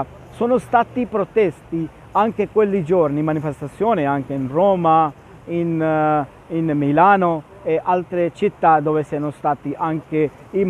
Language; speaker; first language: Italian; non-native, fluent; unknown